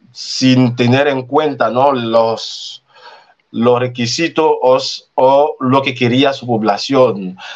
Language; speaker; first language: Spanish; non-native, fluent; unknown